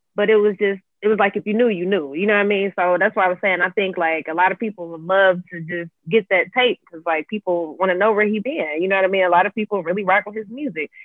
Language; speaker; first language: English; native; English